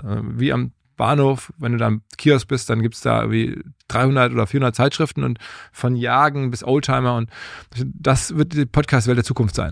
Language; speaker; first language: German; native; German